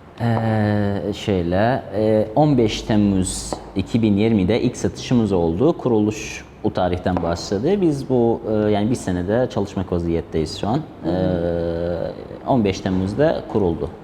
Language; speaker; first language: Turkish; non-native, fluent; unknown